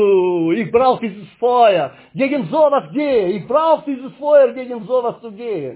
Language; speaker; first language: German; non-native, learner; Russian